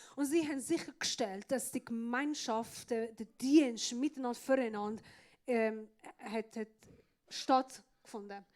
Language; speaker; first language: German; non-native, fluent; Persian